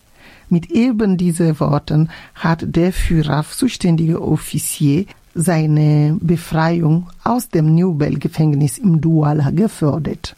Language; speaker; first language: German; non-native, fluent; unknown